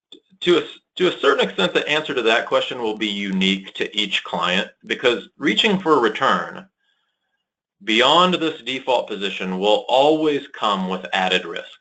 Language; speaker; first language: English; native; English